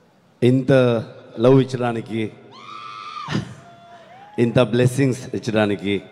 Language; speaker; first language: Telugu; non-native, learner; Kannada